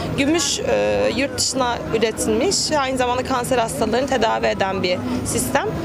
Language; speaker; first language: Turkish; early bilingual, heritage; Turkish